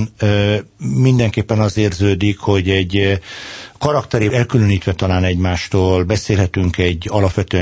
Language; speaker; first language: Hungarian; native; Hungarian